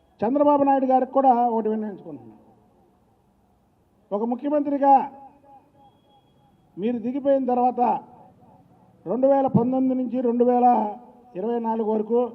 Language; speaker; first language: Telugu; native; Telugu